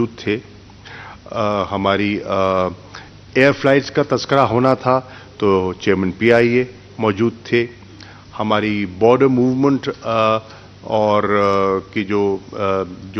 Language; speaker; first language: Urdu; non-native, local second language; Saraiki